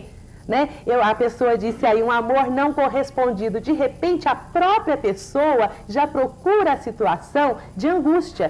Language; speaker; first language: Portuguese; native; Portuguese